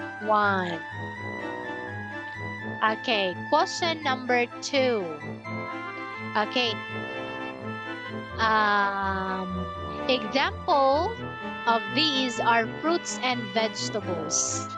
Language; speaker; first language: English; non-native, fluent; Filipino